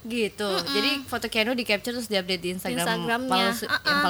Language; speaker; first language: Indonesian; native; Indonesian